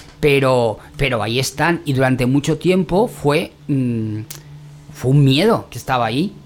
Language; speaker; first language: Spanish; native; Spanish